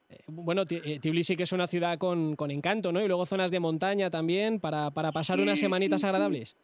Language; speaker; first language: Spanish; native; Spanish